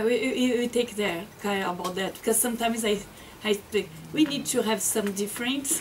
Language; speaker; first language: English; non-native, learner; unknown